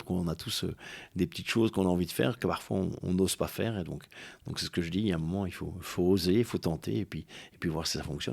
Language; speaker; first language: French; native; French